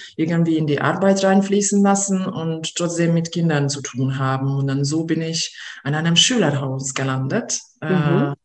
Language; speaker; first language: German; non-native, fluent; Hungarian